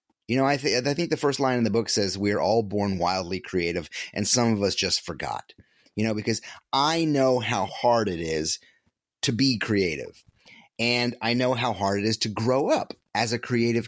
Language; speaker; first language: English; native; English